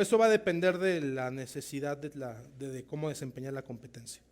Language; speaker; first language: Spanish; native; Spanish